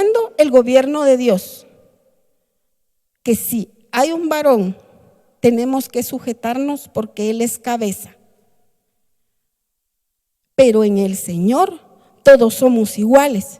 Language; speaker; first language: Spanish; native; Spanish